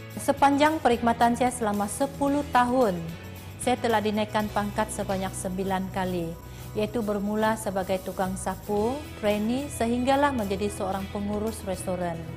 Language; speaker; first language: Malay; non-native, local second language; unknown